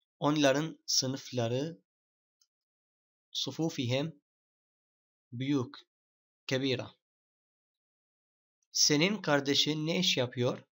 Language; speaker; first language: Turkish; non-native, fluent; Arabic